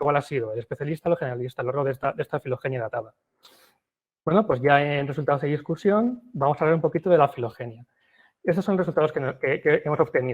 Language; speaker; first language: Spanish; native; Spanish